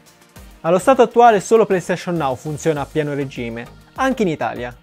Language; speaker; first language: Italian; native; Italian